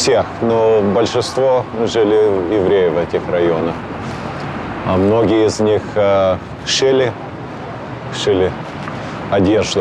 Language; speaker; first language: Russian; early bilingual, heritage; Russian